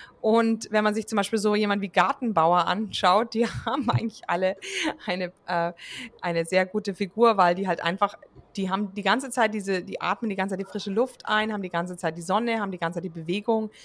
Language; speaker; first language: German; native; German